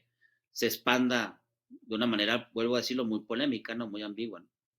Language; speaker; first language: Spanish; native; Spanish